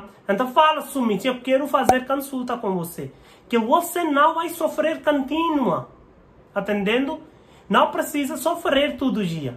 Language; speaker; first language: Portuguese; non-native, learner; Hindi